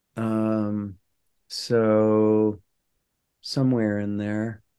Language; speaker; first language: English; native; English